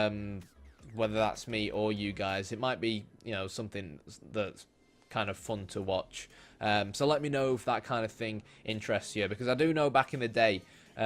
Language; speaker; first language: English; native; English